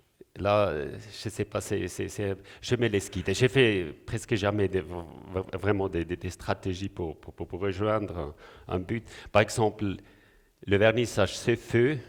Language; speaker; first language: French; non-native, local second language; German